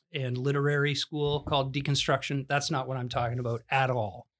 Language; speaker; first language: English; native; English